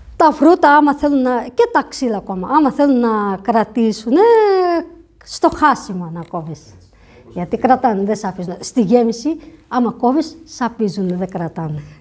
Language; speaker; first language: Greek; non-native, fluent; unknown